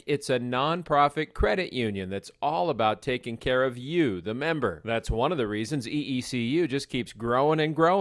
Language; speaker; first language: English; native; English